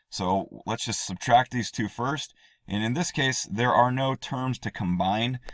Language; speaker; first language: English; native; English